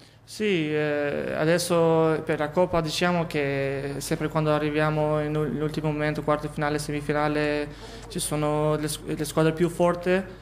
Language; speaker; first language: Italian; non-native, fluent; Albanian